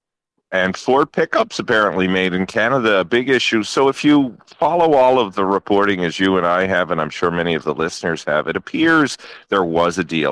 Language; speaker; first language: English; native; English